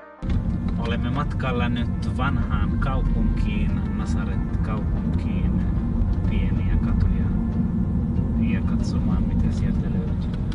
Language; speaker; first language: Finnish; non-native, fluent; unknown